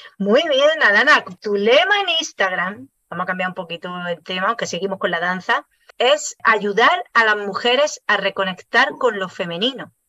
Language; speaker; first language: Spanish; native; Spanish